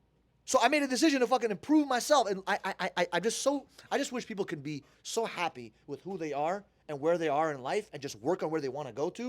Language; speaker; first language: English; native; English